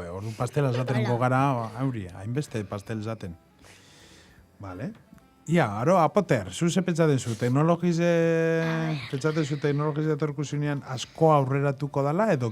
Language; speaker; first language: Basque; native; Basque